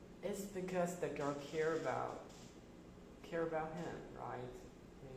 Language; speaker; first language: English; non-native, fluent; Chinese